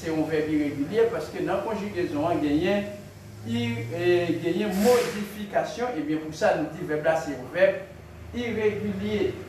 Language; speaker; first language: French; non-native, local second language; Haitian Creole